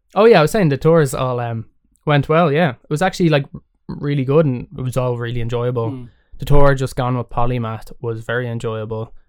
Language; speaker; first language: English; native; English